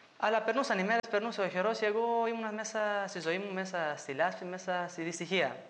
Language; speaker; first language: Greek; non-native, fluent; Albanian